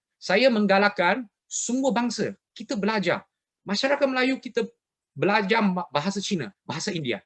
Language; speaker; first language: Malay; non-native, local second language; Chinese